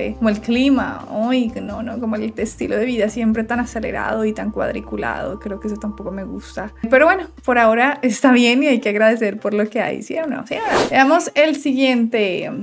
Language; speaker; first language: Spanish; native; Spanish